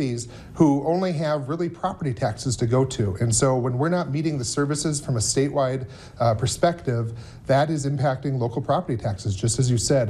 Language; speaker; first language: English; native; English